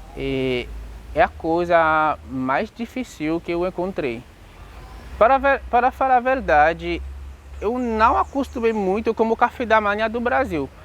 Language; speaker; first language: Portuguese; non-native, learner; Haitian Creole